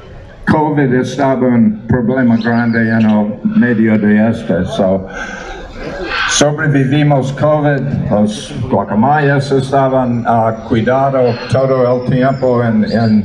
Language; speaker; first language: Spanish; non-native, learner; English